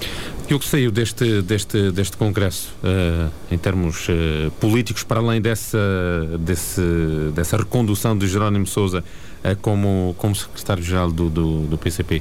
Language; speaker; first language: Portuguese; native; Portuguese